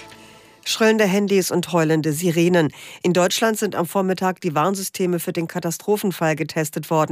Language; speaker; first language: German; native; German